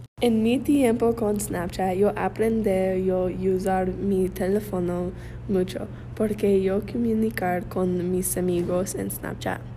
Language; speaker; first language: Spanish; non-native, learner; English